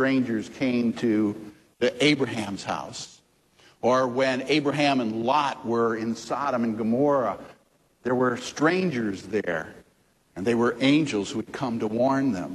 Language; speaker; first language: English; native; English